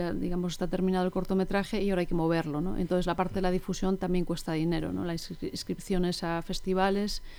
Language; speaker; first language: Spanish; native; Spanish